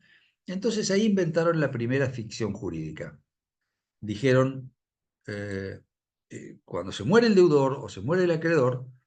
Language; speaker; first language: Spanish; native; Spanish